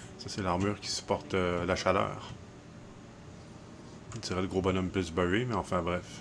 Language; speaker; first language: French; native; French